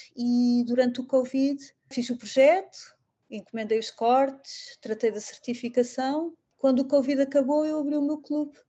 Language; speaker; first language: Portuguese; native; Portuguese